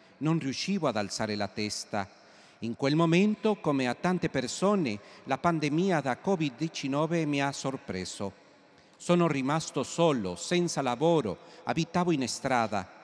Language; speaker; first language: Italian; non-native, learner; Spanish